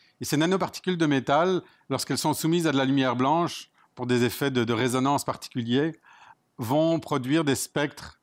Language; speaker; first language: French; native; French